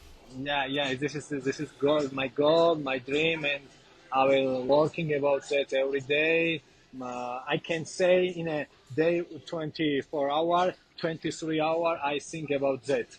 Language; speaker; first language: English; non-native, learner; Georgian